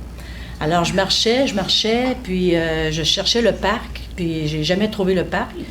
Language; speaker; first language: French; native; French